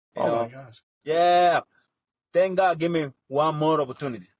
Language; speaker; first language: English; non-native, learner; Spanish